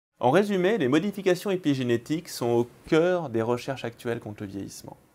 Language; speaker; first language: French; native; French